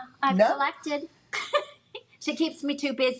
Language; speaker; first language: English; native; English